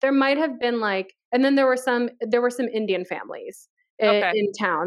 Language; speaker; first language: English; early bilingual, other home language; Spanish